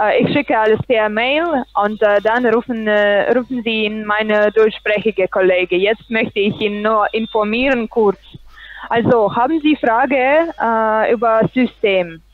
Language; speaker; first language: German; non-native, learner; Russian